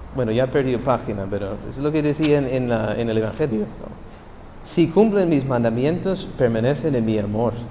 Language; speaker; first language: Spanish; non-native, fluent; English